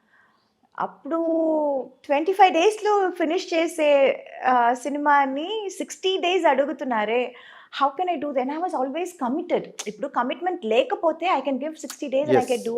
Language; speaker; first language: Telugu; non-native, local second language; Tamil